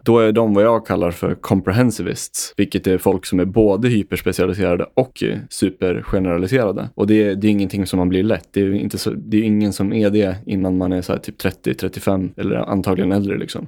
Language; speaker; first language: Swedish; native; Swedish